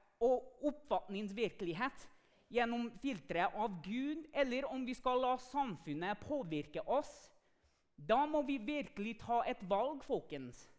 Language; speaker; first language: Norwegian; non-native, fluent; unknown